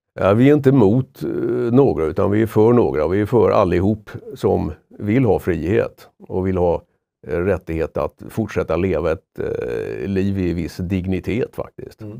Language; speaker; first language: Swedish; native; Swedish